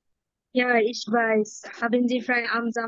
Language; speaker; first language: German; non-native, learner; Bangla